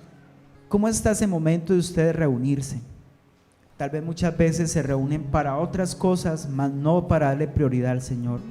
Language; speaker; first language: Spanish; native; Spanish